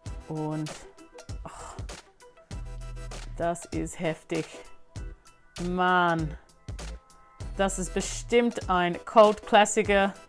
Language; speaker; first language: German; non-native, learner; English